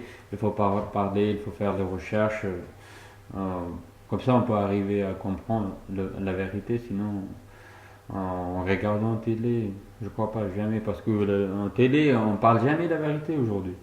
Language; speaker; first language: French; non-native, fluent; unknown